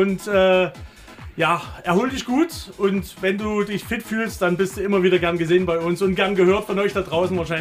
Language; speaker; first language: German; native; German